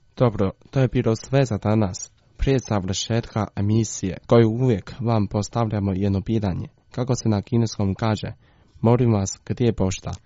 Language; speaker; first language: Croatian; non-native, fluent; Chinese